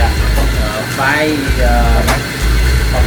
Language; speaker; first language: English; non-native, learner; Vietnamese